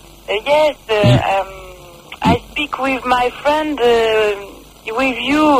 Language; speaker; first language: English; non-native, learner; French